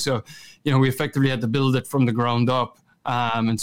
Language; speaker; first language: English; native; English